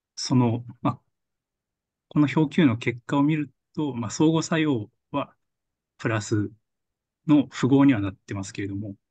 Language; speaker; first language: Japanese; native; Japanese